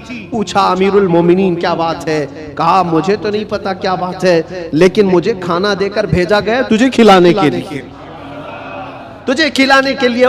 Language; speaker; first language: Urdu; native; Urdu